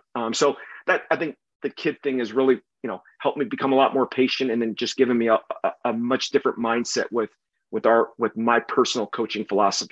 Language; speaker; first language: English; native; English